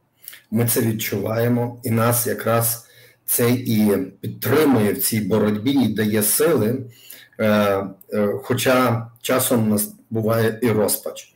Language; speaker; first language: Ukrainian; native; Ukrainian